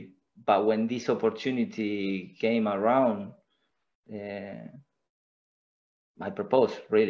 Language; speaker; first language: English; non-native, fluent; Spanish